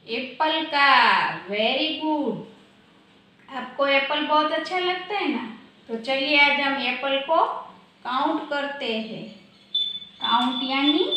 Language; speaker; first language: Hindi; non-native, local second language; Gujarati